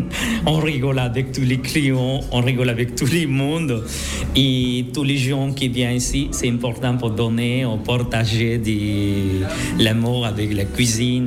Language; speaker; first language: French; non-native, learner; Spanish